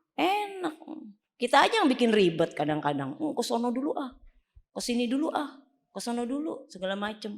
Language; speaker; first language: Indonesian; native; Indonesian